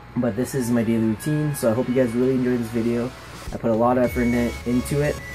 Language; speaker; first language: English; native; English